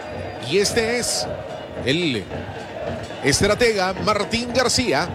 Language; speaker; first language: Spanish; native; Spanish